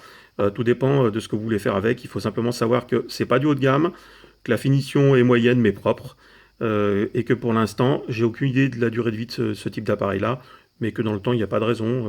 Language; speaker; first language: French; native; French